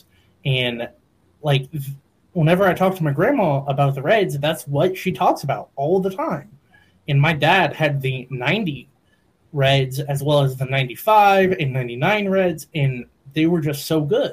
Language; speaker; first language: English; native; English